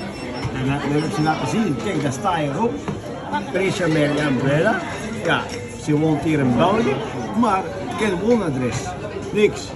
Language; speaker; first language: Dutch; non-native, fluent; Filipino